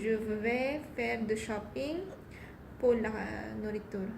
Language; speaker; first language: French; non-native, learner; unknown